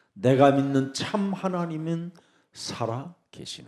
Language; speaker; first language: Korean; native; Korean